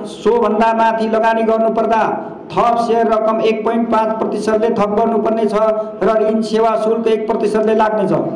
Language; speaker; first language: Nepali; native; Nepali